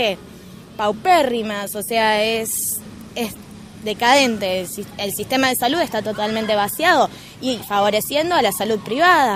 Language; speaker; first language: Spanish; native; Spanish